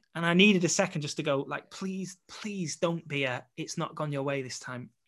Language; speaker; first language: English; native; English